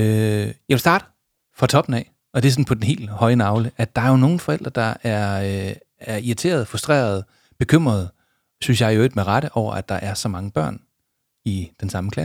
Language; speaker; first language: Danish; native; Danish